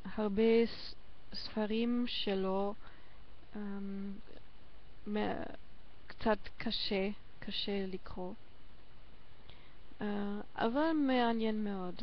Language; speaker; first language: Hebrew; non-native, learner; German